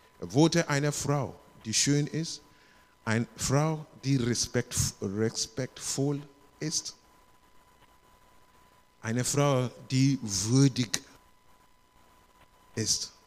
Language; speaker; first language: German; non-native, learner; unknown